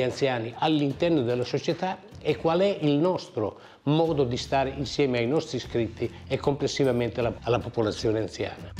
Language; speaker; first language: Italian; native; Italian